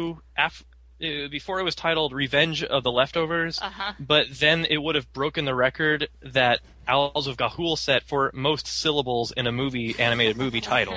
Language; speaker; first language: English; non-native, fluent; Spanish